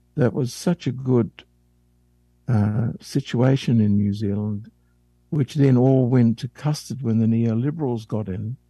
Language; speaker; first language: English; native; English